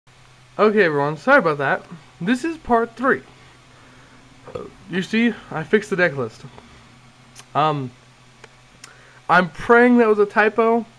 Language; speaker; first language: English; native; English